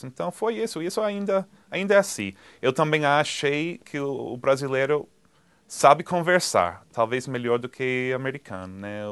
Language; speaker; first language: Portuguese; non-native, fluent; English